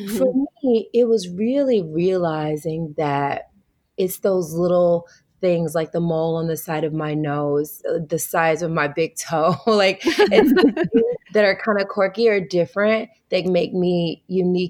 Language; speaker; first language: English; native; English